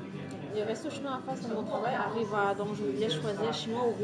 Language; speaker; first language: French; native; French